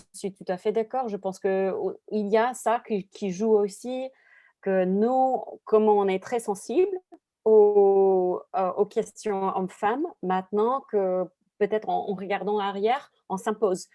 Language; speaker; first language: French; non-native, fluent; English